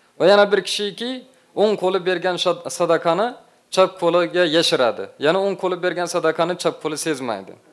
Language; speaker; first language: Uzbek; native; Uzbek